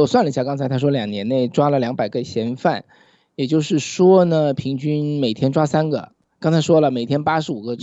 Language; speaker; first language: Chinese; native; Chinese